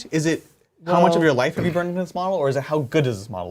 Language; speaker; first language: English; native; English